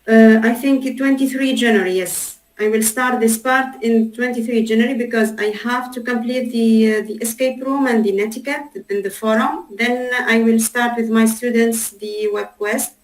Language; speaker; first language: English; non-native, learner; Arabic